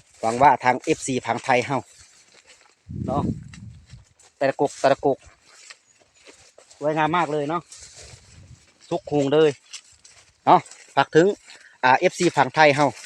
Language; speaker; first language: Thai; non-native, local second language; Lao